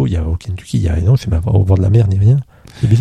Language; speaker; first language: French; native; French